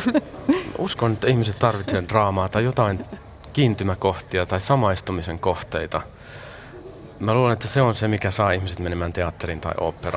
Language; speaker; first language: Finnish; native; Finnish